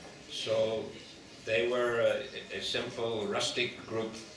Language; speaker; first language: English; native; English